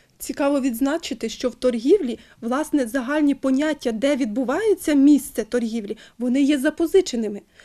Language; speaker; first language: Ukrainian; native; Ukrainian